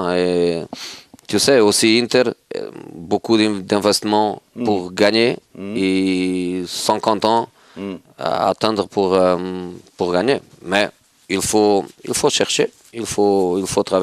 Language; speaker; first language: French; non-native, fluent; Portuguese